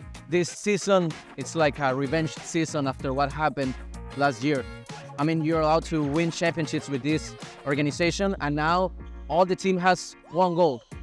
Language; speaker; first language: English; non-native, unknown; Spanish